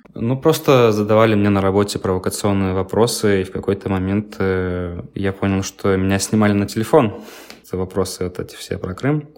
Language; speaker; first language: Russian; native; Russian